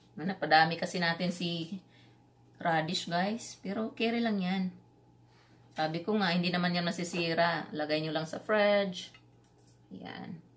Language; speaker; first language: Filipino; non-native, local second language; Cebuano